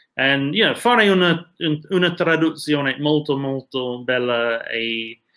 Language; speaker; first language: Italian; non-native, fluent; English